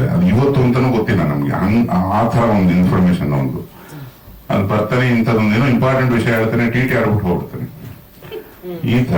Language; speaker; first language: Kannada; native; Kannada